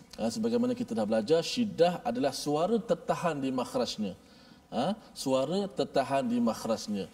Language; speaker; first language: Malay; native; Malay